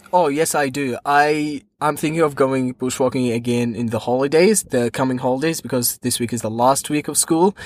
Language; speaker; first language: English; non-native, fluent; Arabic